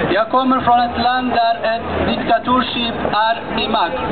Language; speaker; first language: Swedish; non-native, fluent; Persian